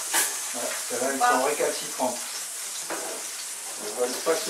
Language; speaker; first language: French; native; French